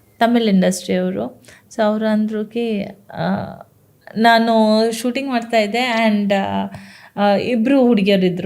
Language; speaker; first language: Kannada; non-native, local second language; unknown